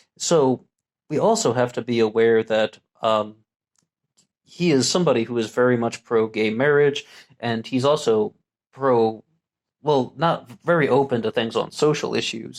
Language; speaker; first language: English; native; English